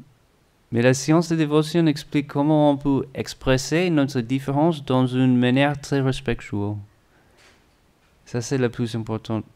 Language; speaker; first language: French; non-native, learner; English